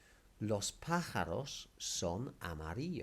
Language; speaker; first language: Spanish; non-native, fluent; English